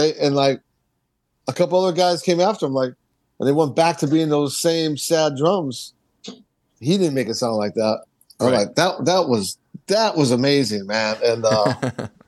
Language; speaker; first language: English; native; English